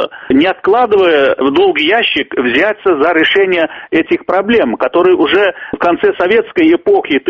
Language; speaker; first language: Russian; native; Russian